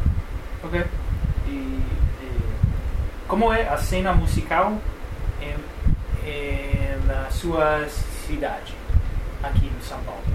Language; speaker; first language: Portuguese; non-native, learner; Spanish